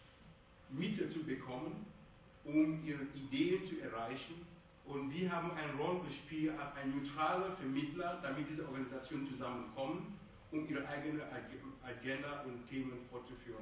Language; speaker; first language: German; non-native, fluent; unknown